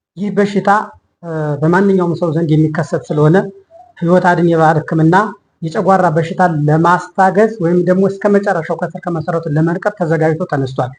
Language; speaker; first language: Amharic; native; Amharic